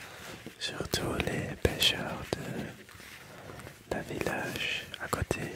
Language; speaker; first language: French; non-native, local second language; Dutch